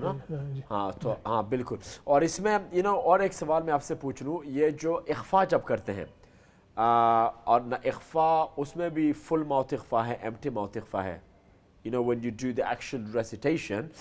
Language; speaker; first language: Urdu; early bilingual, heritage; Urdu